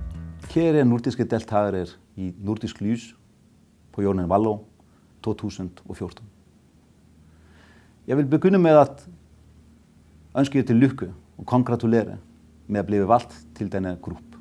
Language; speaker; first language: Danish; non-native, fluent; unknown